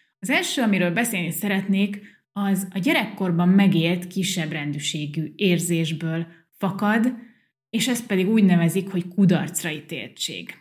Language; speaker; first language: Hungarian; early bilingual, heritage; Hungarian